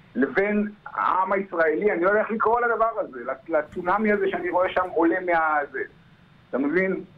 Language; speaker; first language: Hebrew; native; Hebrew